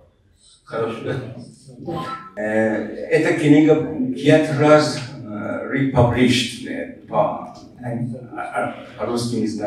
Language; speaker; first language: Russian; non-native, learner; Persian